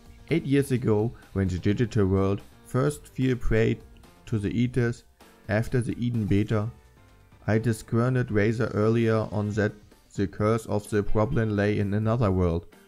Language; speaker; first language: English; non-native, fluent; German